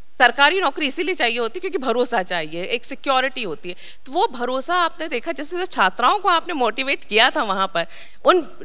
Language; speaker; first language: Hindi; native; Hindi